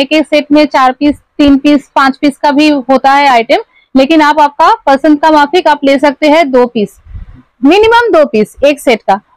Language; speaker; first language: Hindi; non-native, local second language; Bangla